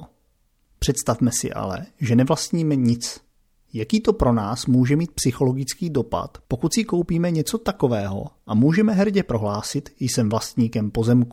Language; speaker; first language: Czech; native; Czech